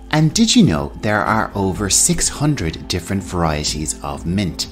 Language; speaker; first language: English; native; English